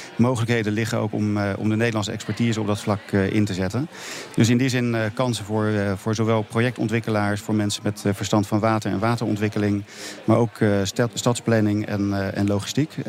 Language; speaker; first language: Dutch; native; Dutch